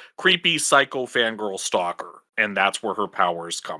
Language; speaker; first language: English; native; English